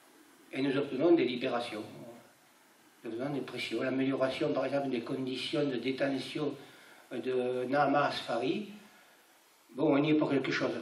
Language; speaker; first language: French; native; French